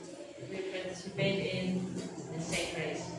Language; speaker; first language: English; non-native, learner; Indonesian